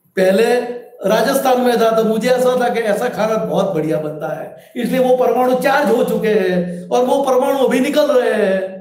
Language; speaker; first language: Hindi; non-native, local second language; Gujarati